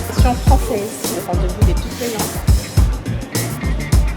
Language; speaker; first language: French; non-native, local second language; Lingala